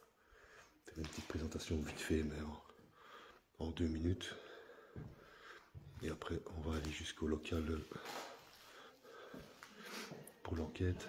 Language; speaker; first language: French; native; French